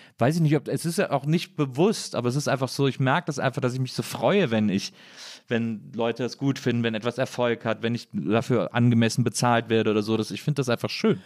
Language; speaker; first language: German; native; German